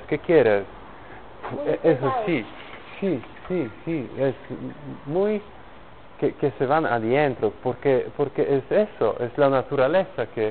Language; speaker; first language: Spanish; non-native, learner; Polish